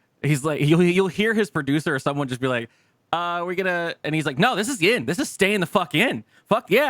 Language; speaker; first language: English; native; English